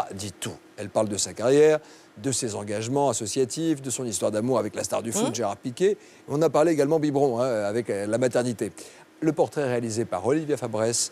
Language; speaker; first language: French; early bilingual, other home language; Greek